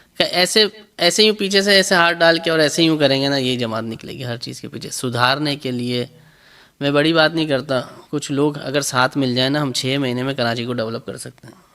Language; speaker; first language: Urdu; native; Urdu